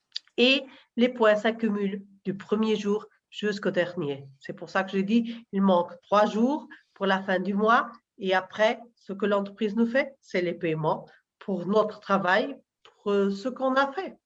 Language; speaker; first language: French; non-native, learner; Portuguese